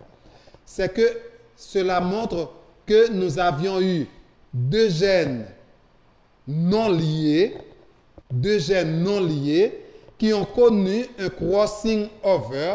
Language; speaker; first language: French; non-native, local second language; Haitian Creole